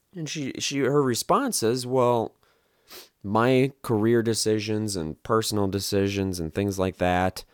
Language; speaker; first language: English; native; English